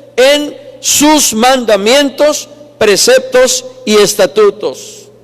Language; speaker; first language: Spanish; native; Spanish